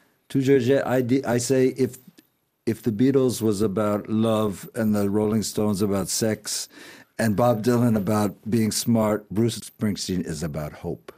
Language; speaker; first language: English; native; English